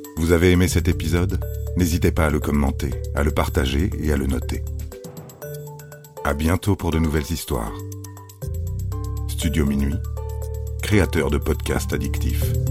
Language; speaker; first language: French; native; French